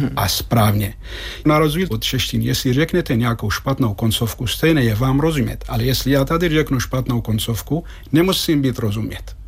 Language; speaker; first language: Czech; non-native, fluent; Arabic